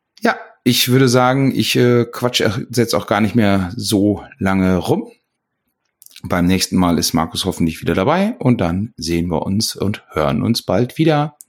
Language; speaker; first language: German; native; German